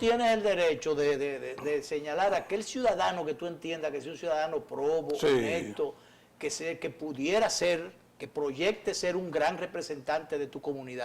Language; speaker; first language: Spanish; native; Spanish